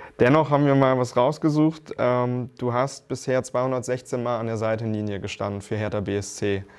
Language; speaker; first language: German; native; German